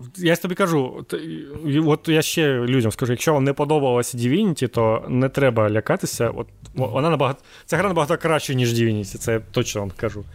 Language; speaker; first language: Ukrainian; native; Ukrainian